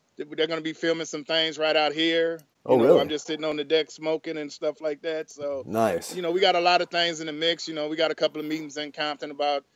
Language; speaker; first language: English; native; English